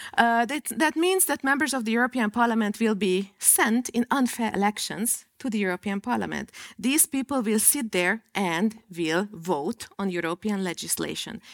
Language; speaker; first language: English; non-native, fluent; Hungarian